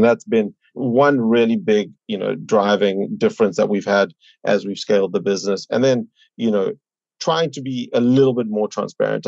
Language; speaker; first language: English; native; English